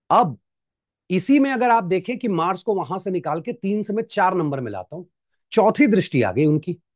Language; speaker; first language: Hindi; native; Hindi